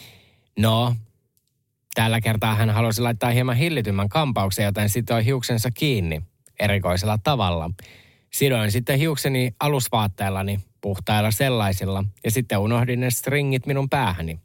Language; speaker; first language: Finnish; native; Finnish